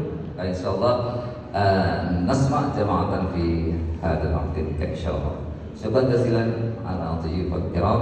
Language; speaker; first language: Arabic; non-native, learner; Indonesian